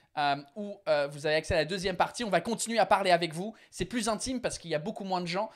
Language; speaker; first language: French; non-native, fluent; English